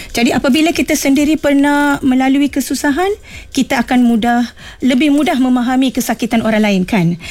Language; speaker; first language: Malay; non-native, local second language; Tamil